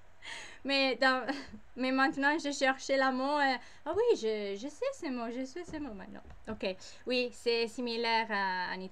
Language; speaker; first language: French; non-native, learner; English